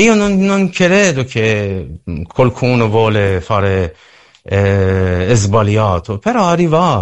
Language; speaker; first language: Italian; non-native, learner; Persian